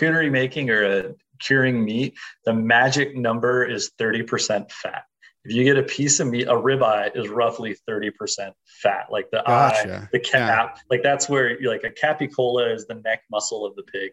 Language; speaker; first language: English; native; English